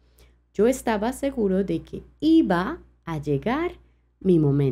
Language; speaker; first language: Spanish; non-native, fluent; French